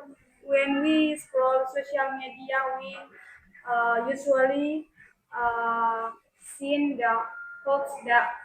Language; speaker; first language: English; non-native, learner; Indonesian